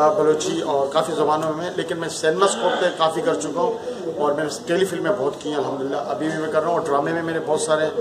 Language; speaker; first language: Urdu; non-native, local second language; Pashto